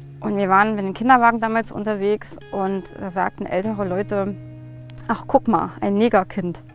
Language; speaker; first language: German; native; German